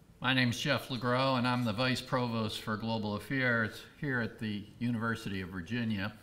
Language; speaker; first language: English; native; English